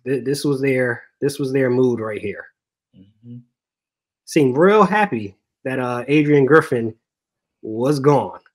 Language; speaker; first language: English; native; English